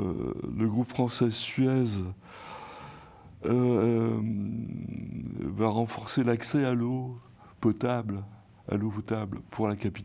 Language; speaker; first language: French; native; French